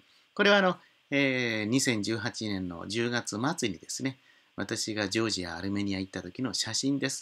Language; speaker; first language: Japanese; native; Japanese